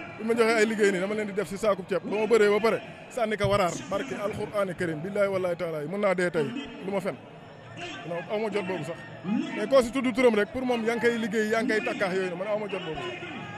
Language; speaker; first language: Wolof; native; Wolof